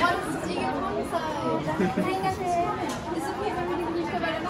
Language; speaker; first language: German; native; German